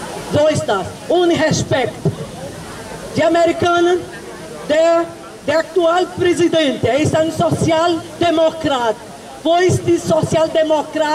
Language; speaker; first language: German; non-native, learner; Portuguese